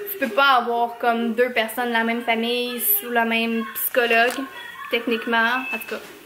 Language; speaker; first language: French; native; French